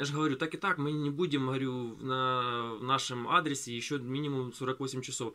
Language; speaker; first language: Russian; native; Russian